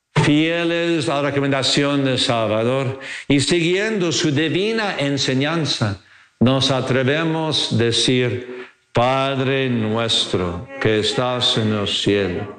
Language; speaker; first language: Spanish; non-native, fluent; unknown